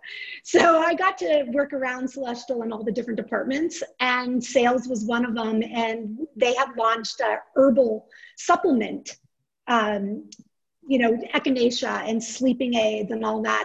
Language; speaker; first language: English; native; English